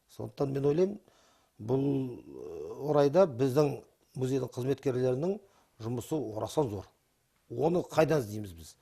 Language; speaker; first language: Kazakh; native; Kazakh